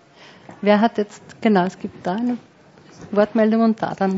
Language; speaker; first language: German; native; German